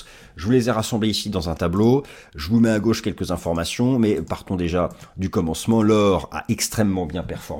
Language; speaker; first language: French; native; French